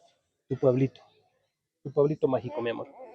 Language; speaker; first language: Spanish; native; Spanish